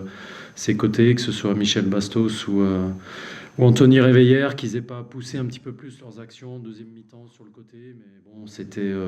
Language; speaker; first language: French; native; French